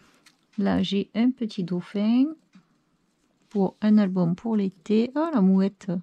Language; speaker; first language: French; native; French